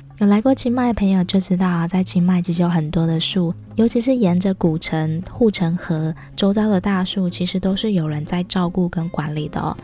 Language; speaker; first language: Chinese; native; Chinese